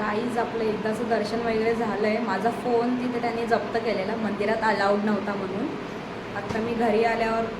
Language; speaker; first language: Marathi; native; Marathi